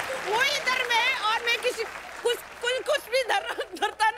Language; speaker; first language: Hindi; non-native, learner; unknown